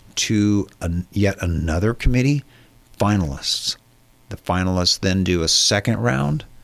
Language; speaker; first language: English; native; English